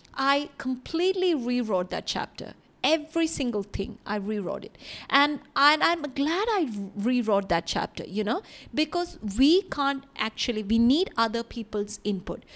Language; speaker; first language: English; non-native, local second language; Malayalam